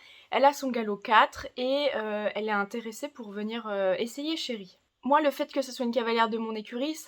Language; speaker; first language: French; native; French